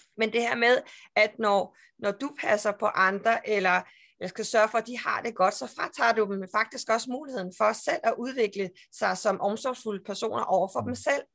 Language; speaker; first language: Danish; native; Danish